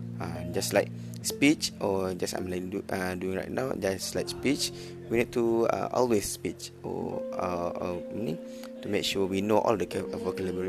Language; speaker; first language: English; non-native, learner; Malay